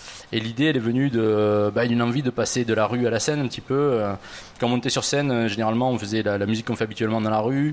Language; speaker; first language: French; native; French